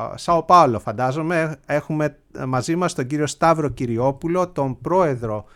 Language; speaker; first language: Greek; native; Greek